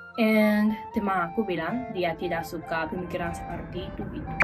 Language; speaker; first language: Indonesian; non-native, fluent; Japanese